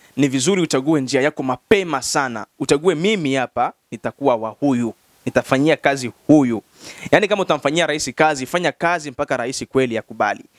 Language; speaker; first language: Swahili; native; Swahili